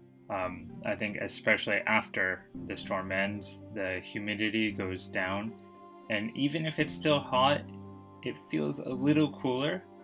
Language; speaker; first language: English; native; English